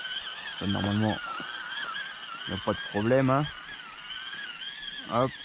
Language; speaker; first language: French; native; French